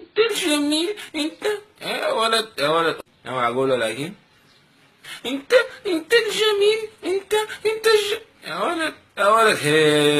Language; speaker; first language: Arabic; native; Arabic